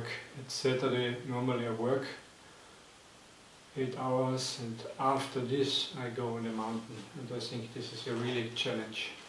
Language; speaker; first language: English; non-native, learner; German